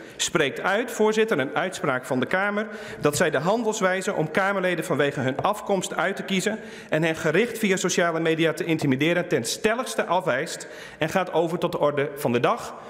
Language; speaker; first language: Dutch; native; Dutch